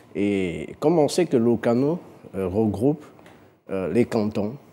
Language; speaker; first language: French; non-native, local second language; Fang